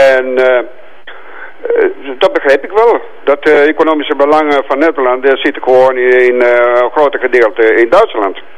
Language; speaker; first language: Dutch; non-native, fluent; Greek